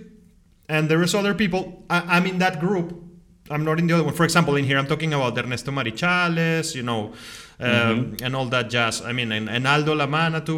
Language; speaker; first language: English; non-native, fluent; Spanish